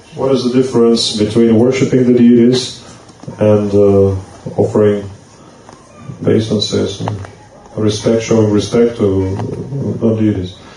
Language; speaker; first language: English; non-native, fluent; Russian